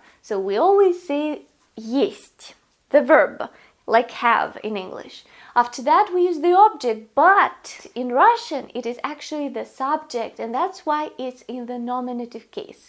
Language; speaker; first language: English; non-native, fluent; Russian